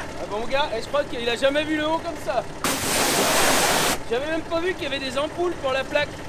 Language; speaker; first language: French; native; French